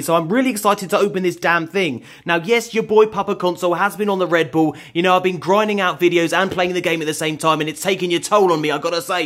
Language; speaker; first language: English; native; English